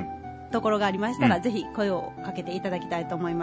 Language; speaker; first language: Japanese; native; Japanese